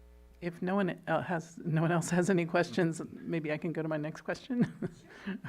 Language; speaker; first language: English; native; English